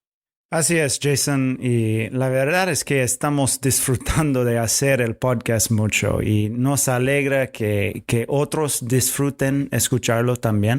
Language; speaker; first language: Spanish; non-native, fluent; English